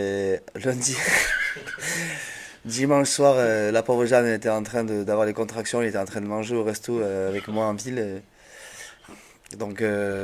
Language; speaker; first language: French; native; French